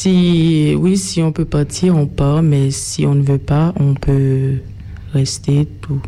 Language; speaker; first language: French; non-native, local second language; Haitian Creole